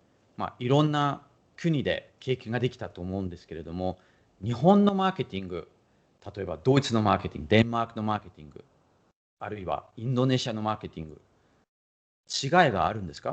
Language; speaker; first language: Japanese; non-native, fluent; German